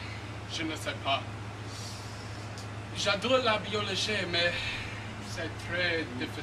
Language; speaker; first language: French; non-native, learner; English